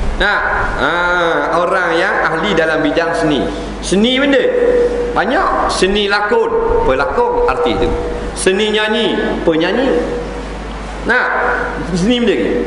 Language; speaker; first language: Malay; native; Malay